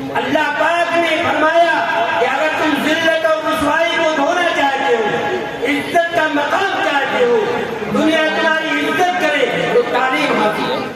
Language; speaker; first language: Urdu; native; Urdu